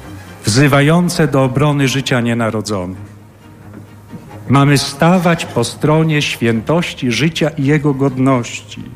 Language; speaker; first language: Polish; native; Polish